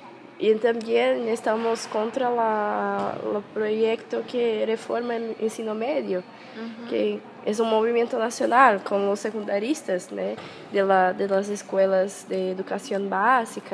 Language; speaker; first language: Spanish; non-native, fluent; Portuguese